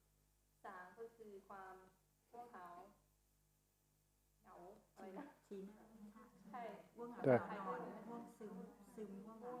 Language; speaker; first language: Thai; native; Thai